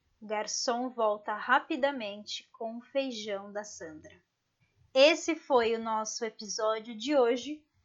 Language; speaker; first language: Portuguese; native; Portuguese